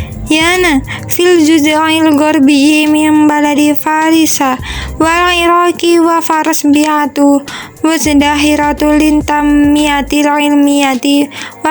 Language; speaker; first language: Arabic; non-native, learner; Indonesian